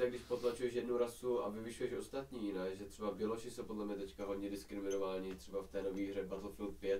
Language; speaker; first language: Czech; native; Czech